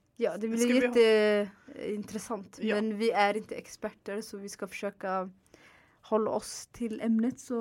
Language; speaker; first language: Swedish; non-native, fluent; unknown